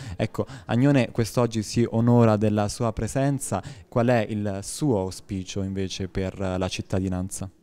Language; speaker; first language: Italian; native; Italian